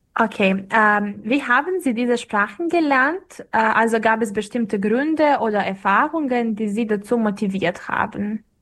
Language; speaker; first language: German; non-native, fluent; Serbian